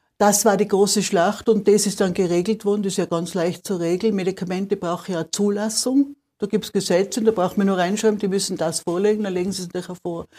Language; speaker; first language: German; native; German